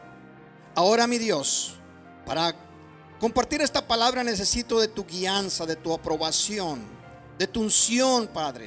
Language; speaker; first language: Spanish; native; Spanish